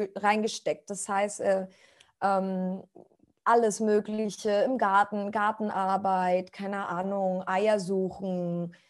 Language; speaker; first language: German; non-native, fluent; Spanish